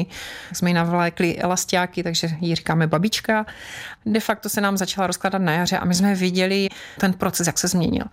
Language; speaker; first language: Czech; native; Czech